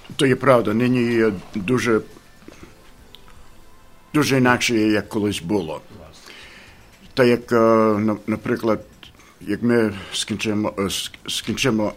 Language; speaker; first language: Ukrainian; early bilingual, heritage; Ukrainian